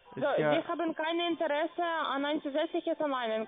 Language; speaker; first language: German; non-native, learner; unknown